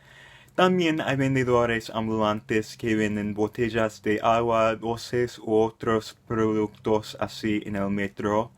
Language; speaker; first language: Spanish; non-native, fluent; English